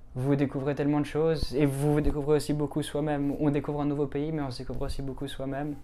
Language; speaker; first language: French; native; French